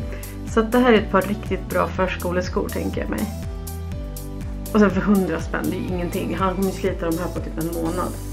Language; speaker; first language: Swedish; native; Swedish